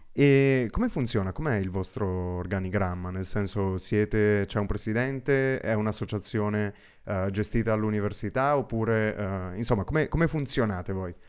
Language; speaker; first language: Italian; native; Italian